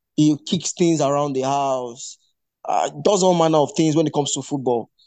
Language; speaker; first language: English; non-native, local second language; Yoruba